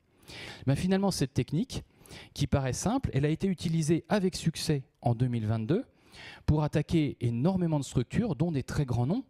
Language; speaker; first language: French; native; French